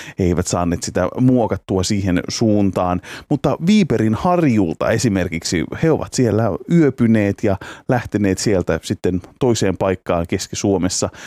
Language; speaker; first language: Finnish; native; Finnish